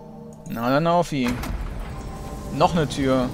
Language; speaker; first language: German; native; German